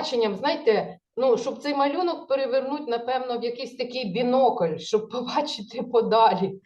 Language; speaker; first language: Ukrainian; native; Ukrainian